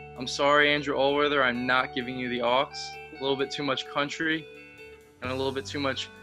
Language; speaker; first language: English; native; English